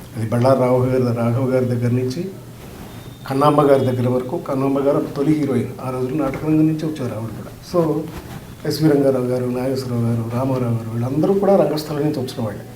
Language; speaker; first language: Telugu; native; Telugu